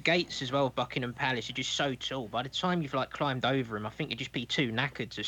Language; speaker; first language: English; native; English